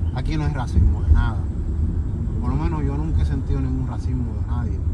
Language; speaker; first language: Spanish; native; Spanish